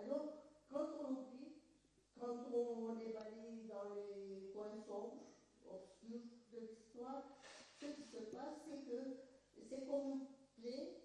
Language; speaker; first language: French; non-native, fluent; Turkish